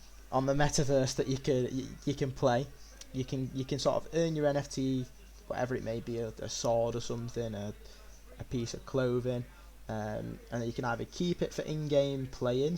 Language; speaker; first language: English; native; English